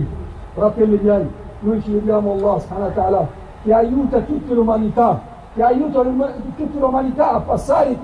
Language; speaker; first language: Italian; non-native, fluent; Arabic